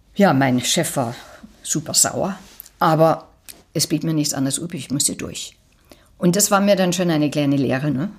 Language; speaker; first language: German; native; German